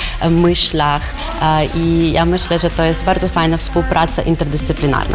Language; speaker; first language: Polish; non-native, fluent; Ukrainian